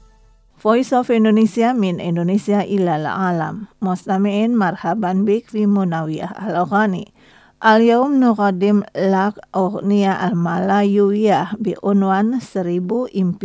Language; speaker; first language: Arabic; non-native, fluent; Indonesian